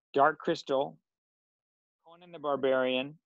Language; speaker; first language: English; native; English